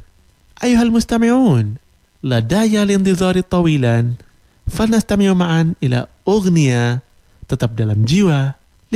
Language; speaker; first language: Arabic; non-native, fluent; Indonesian